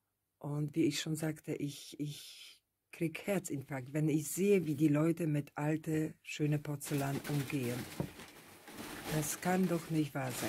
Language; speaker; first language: German; non-native, fluent; Russian